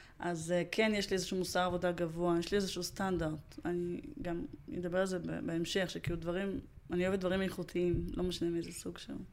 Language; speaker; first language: Hebrew; early bilingual, other home language; Russian